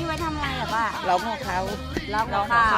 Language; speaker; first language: Thai; native; Thai